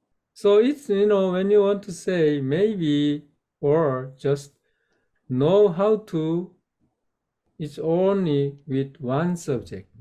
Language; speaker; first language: English; non-native, fluent; Korean